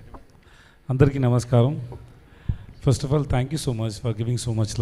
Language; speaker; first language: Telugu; non-native, learner; Tamil